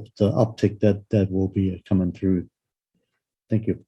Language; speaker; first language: English; non-native, local second language; Cantonese